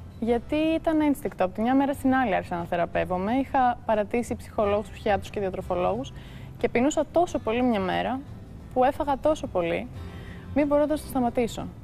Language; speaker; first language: Greek; early bilingual, heritage; Greek